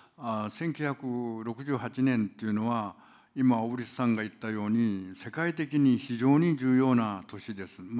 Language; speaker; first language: Japanese; non-native, fluent; Korean